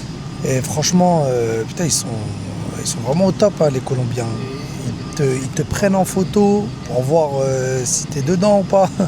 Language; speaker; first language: French; native; French